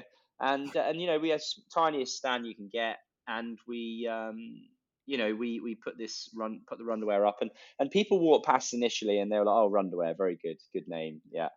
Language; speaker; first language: English; native; English